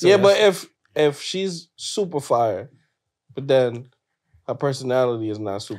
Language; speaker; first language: English; native; English